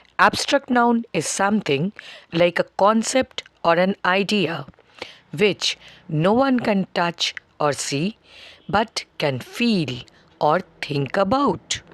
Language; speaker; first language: English; non-native, local second language; Bangla